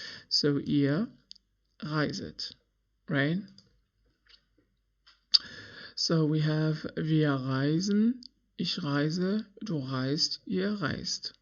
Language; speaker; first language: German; non-native, learner; English